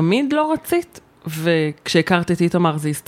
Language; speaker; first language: Hebrew; native; Hebrew